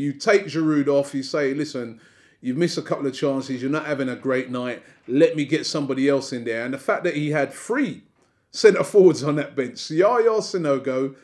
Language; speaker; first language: English; native; English